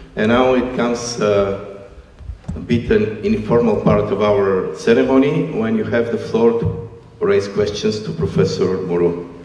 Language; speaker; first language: English; non-native, fluent; Bulgarian